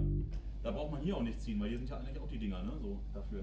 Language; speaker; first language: German; native; German